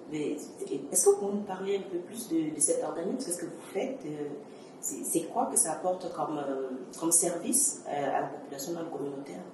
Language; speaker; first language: French; native; French